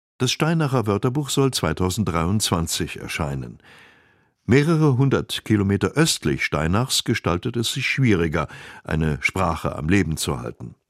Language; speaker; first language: German; native; German